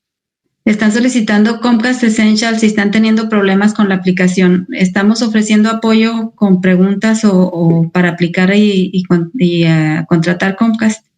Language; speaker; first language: Spanish; native; Spanish